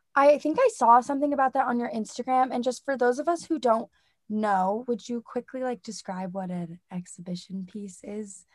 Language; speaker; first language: English; native; English